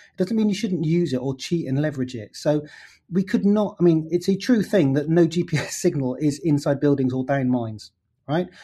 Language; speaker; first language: English; native; English